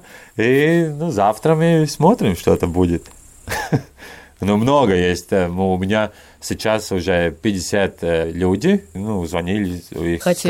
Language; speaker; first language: Russian; non-native, learner; Latvian